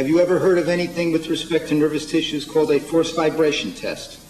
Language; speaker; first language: English; native; English